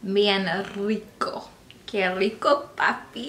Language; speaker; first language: Spanish; non-native, learner; Persian